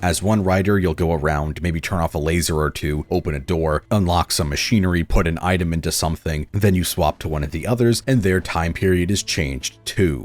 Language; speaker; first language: English; native; English